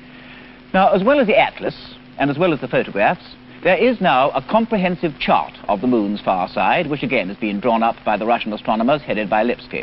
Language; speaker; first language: English; native; English